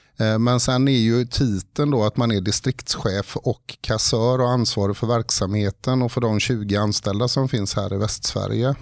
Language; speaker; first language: Swedish; native; Swedish